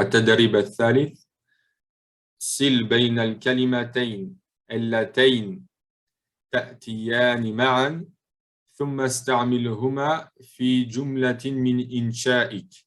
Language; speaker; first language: Arabic; non-native, fluent; French